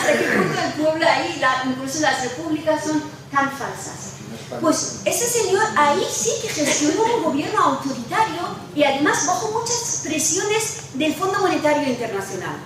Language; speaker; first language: Spanish; non-native, fluent; Persian